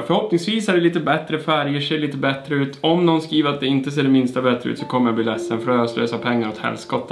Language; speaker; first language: Swedish; native; Swedish